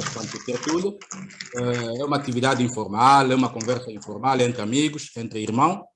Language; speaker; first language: Portuguese; native; Portuguese